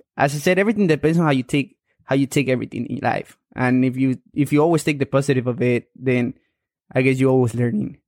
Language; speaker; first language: English; non-native, fluent; Spanish